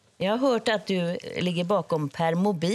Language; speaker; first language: Swedish; native; Swedish